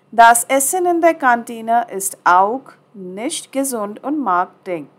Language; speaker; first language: German; non-native, fluent; Hindi